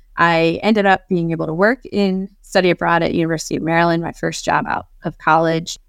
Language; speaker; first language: English; native; English